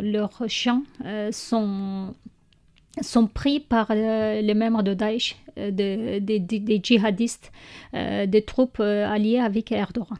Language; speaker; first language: French; non-native, learner; Kurdish